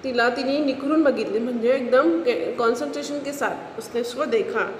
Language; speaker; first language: Hindi; non-native, local second language; Marathi